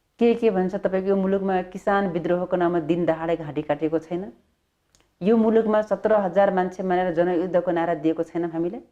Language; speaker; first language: Nepali; non-native, local second language; Dangaura Tharu